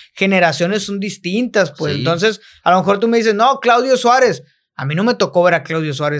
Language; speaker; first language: Spanish; native; Spanish